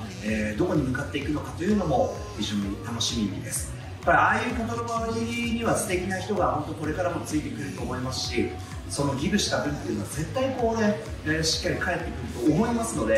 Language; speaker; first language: Japanese; native; Japanese